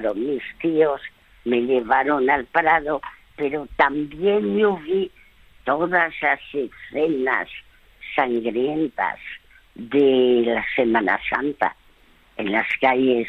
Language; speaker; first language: Spanish; early bilingual, other home language; French